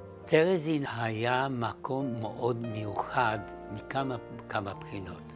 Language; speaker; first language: Hebrew; non-native, fluent; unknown